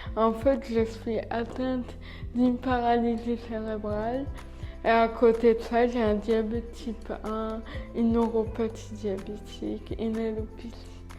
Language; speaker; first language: French; early bilingual, other home language; Arabic